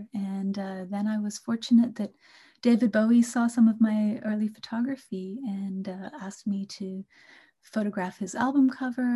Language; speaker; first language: English; non-native, local second language; Bangla